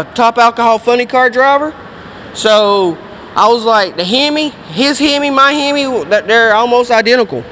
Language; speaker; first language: English; native; English